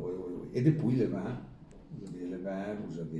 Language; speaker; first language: French; non-native, learner; Italian